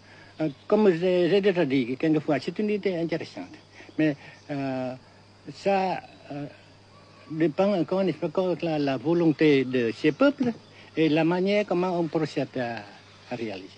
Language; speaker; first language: French; non-native, fluent; Vietnamese